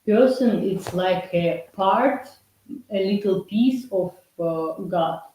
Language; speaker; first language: English; non-native, learner; Russian